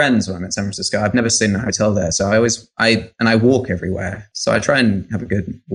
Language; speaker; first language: English; native; English